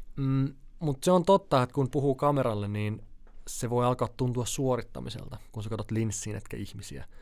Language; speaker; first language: Finnish; native; Finnish